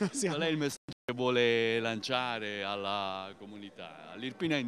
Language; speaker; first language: Italian; native; Italian